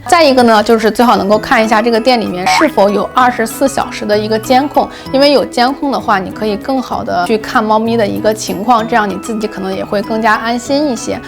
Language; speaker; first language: Chinese; native; Chinese